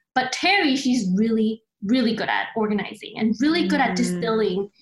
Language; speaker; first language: English; early bilingual, other home language; Chinese